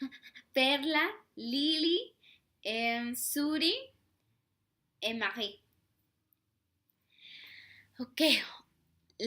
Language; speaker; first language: French; non-native, learner; Spanish